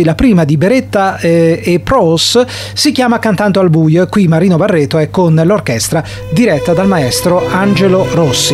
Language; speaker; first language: Italian; native; Italian